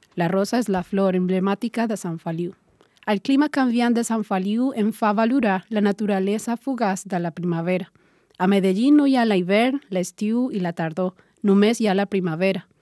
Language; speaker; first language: Catalan; non-native, learner; Spanish